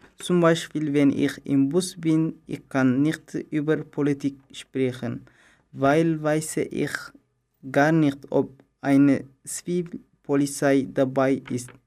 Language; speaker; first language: German; non-native, learner; Tigrinya